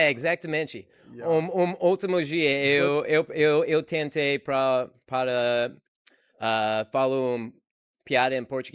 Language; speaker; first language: Portuguese; non-native, learner; English